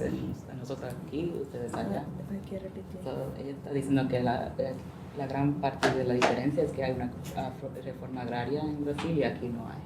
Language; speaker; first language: Spanish; early bilingual, heritage; Spanish